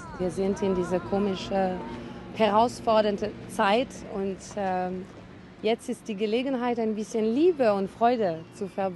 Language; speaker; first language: German; non-native, fluent; French